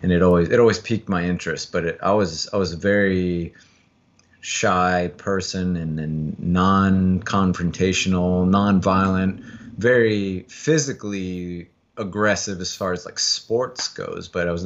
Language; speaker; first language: English; native; English